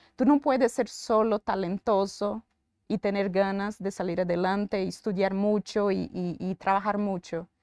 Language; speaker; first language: Spanish; non-native, fluent; Portuguese